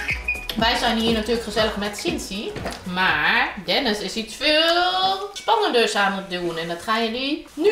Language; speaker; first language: Dutch; native; Dutch